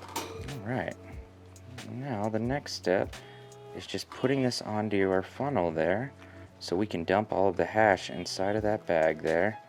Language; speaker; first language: English; native; English